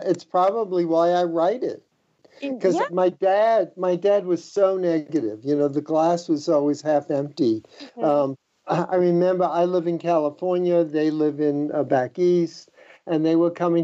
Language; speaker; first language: English; native; English